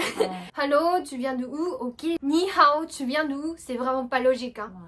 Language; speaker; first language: French; non-native, fluent; Japanese